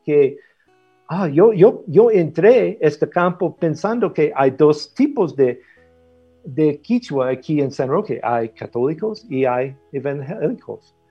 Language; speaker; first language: Spanish; non-native, fluent; English